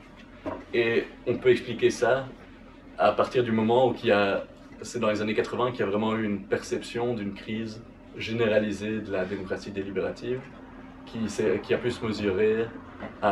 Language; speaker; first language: French; native; French